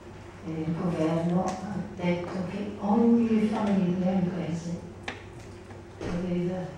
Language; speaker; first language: Italian; non-native, learner; English